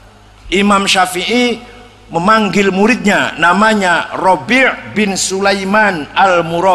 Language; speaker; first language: Indonesian; native; Indonesian